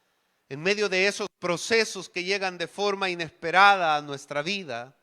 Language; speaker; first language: Spanish; native; Spanish